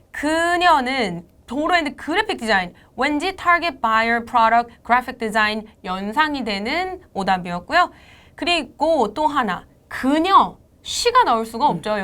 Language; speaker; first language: Korean; native; Korean